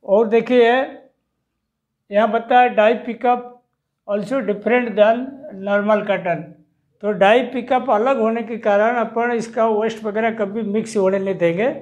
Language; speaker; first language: Hindi; non-native, local second language; Odia